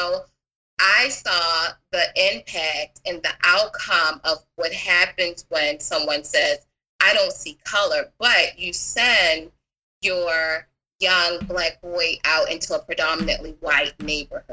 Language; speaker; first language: English; native; English